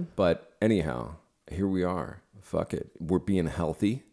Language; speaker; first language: English; native; English